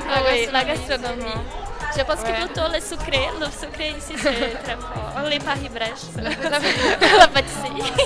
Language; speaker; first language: French; non-native, learner; Portuguese